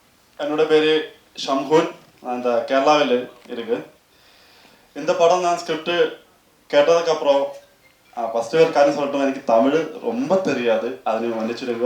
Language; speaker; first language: Tamil; non-native, learner; Malayalam